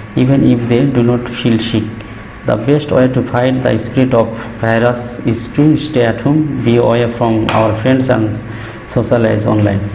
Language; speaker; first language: English; non-native, local second language; Bangla